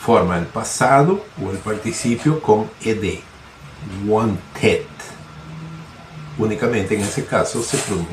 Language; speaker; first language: Spanish; non-native, fluent; Portuguese